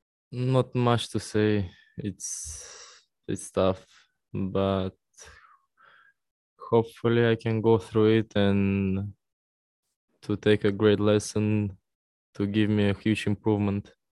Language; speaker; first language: English; non-native, fluent; Russian